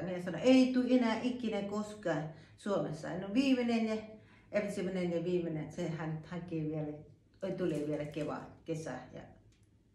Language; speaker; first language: Finnish; non-native, learner; Thai